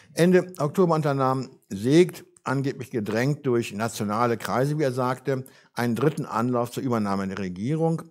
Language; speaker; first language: German; native; German